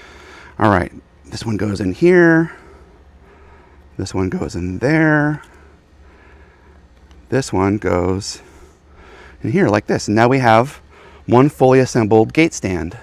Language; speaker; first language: English; native; English